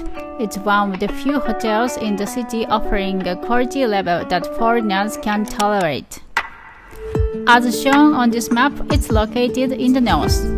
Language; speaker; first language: English; non-native, learner; Japanese